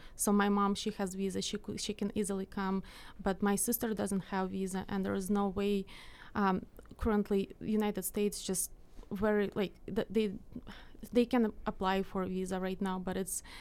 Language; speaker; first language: English; non-native, fluent; Ukrainian